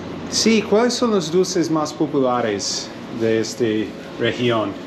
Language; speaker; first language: Spanish; non-native, learner; English